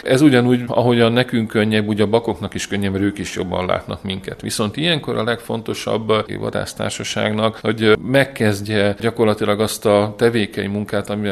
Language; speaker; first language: Hungarian; native; Hungarian